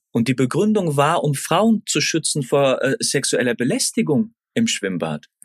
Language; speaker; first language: German; early bilingual, other home language; Turkish